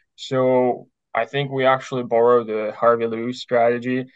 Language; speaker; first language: English; non-native, fluent; Ukrainian